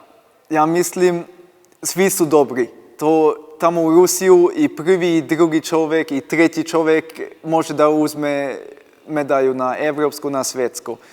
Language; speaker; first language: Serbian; non-native, local second language; Hungarian